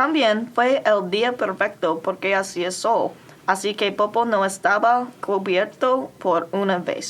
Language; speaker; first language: Spanish; non-native, learner; English